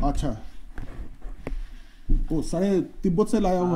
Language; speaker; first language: Hindi; non-native, local second language; Bangla